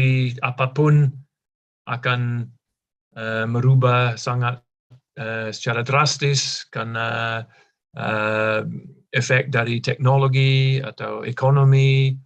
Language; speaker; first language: Indonesian; non-native, fluent; English